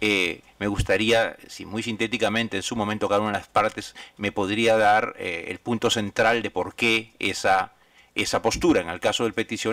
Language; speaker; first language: Spanish; native; Spanish